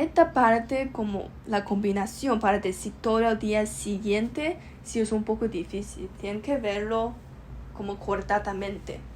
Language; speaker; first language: Spanish; non-native, learner; Chinese